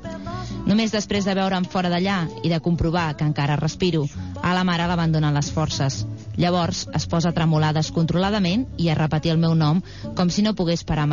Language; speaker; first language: Catalan; native; Catalan